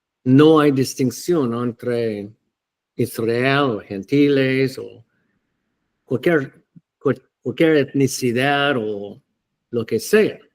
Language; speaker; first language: Spanish; non-native, fluent; English